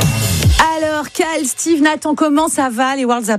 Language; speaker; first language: French; native; French